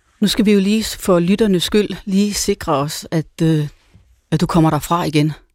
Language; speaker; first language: Danish; native; Danish